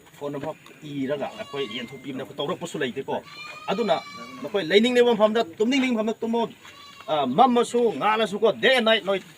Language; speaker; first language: Manipuri; non-native, local second language; Rongmei Naga